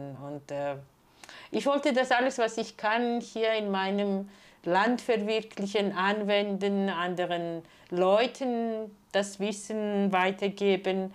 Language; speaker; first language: German; non-native, fluent; Georgian